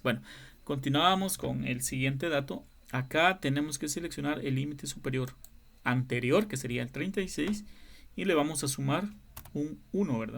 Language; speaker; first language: Spanish; native; Spanish